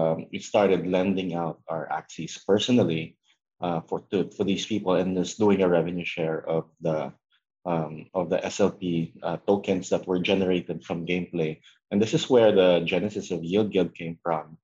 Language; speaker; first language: English; non-native, local second language; Filipino